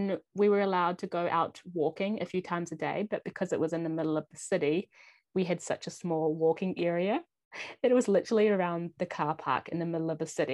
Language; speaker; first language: English; native; English